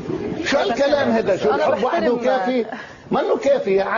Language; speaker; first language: Arabic; native; Arabic